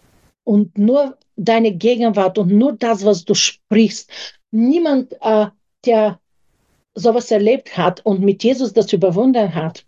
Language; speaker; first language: German; non-native, fluent; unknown